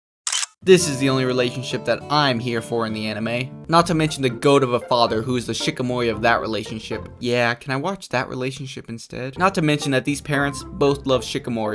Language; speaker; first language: English; native; English